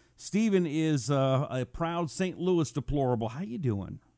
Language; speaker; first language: English; native; English